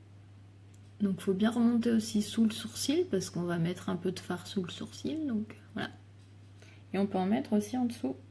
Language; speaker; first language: French; native; French